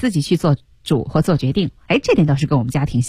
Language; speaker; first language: Chinese; native; Chinese